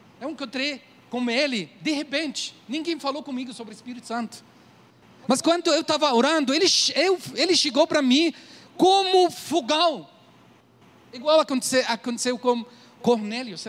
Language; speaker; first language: Portuguese; non-native, learner; Arabic